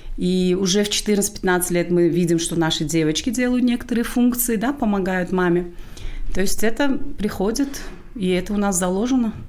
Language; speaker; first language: Russian; non-native, local second language; Tajik